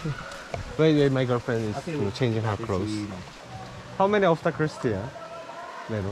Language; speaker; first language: English; non-native, learner; Korean